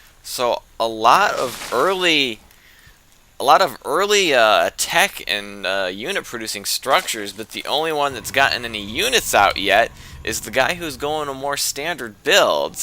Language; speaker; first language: English; native; English